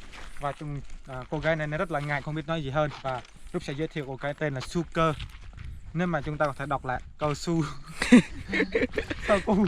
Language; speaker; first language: Vietnamese; non-native, local second language; Jarai